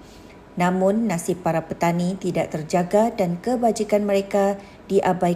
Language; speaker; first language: Malay; native; Malay